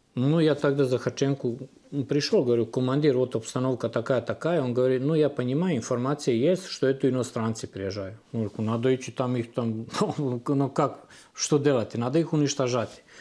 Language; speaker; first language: Russian; non-native, fluent; Serbian